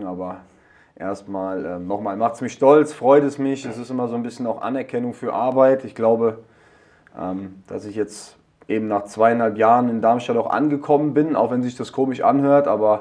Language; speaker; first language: German; native; German